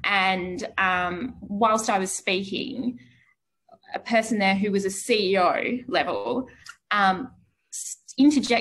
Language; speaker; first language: English; native; English